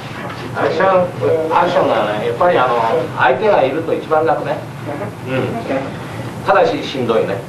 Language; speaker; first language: Japanese; native; Japanese